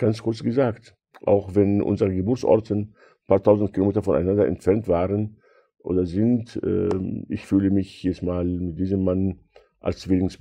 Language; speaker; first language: German; non-native, fluent; Arabic